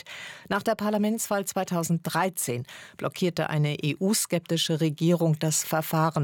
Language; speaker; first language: German; native; German